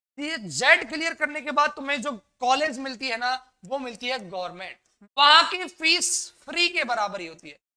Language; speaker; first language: Hindi; native; Hindi